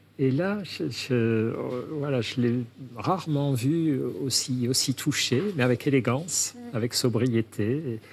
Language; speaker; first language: French; native; French